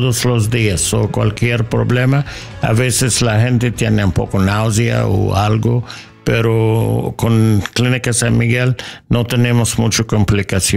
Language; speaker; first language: Spanish; non-native, learner; English